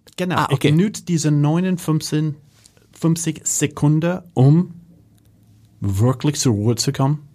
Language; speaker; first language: German; non-native, fluent; English